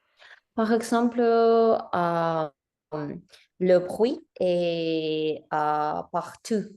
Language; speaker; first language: French; non-native, learner; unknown